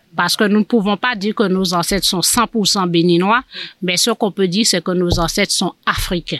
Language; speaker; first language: French; native; French